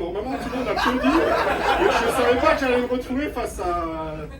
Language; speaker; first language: French; native; French